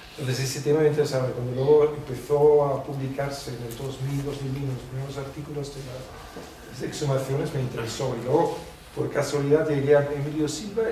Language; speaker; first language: Spanish; non-native, fluent; German